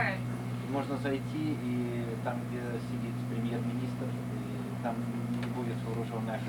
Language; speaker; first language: Russian; native; Russian